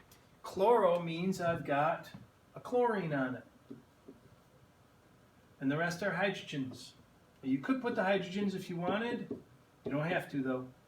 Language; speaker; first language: English; native; English